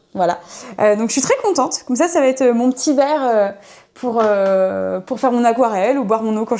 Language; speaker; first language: French; native; French